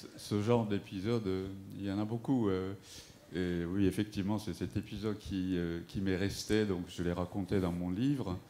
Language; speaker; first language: French; non-native, fluent; Japanese